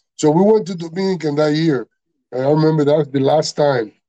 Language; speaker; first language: English; non-native, learner; Spanish